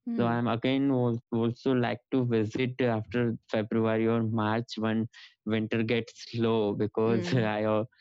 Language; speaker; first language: English; non-native, local second language; Gujarati